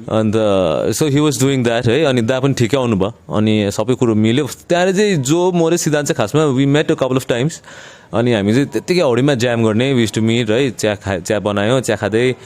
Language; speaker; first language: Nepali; native; Nepali